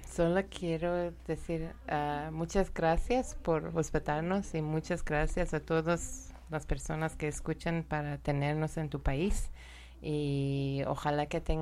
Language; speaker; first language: Spanish; non-native, learner; Persian